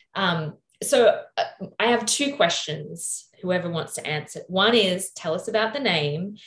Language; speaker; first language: English; native; English